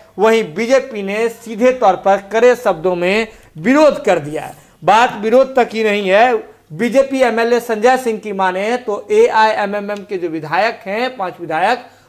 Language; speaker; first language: Hindi; native; Hindi